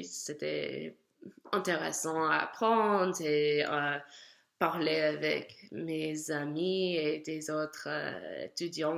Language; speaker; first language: French; non-native, learner; English